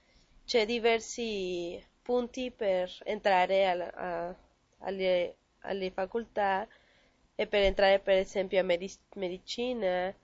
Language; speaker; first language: Italian; non-native, learner; Spanish